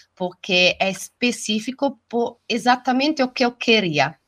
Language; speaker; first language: Portuguese; non-native, fluent; Italian